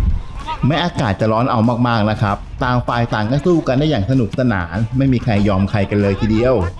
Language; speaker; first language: Thai; native; Thai